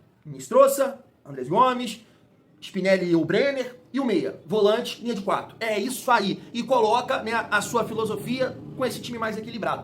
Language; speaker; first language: Portuguese; native; Portuguese